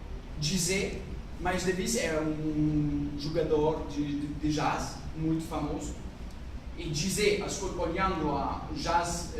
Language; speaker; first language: Portuguese; non-native, learner; French